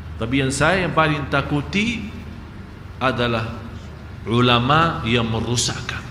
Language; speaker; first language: Malay; non-native, fluent; Arabic